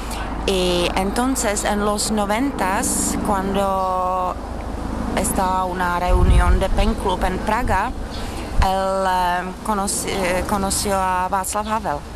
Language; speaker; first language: Spanish; non-native, learner; Czech